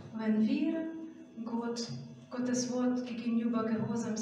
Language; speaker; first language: German; non-native, fluent; Russian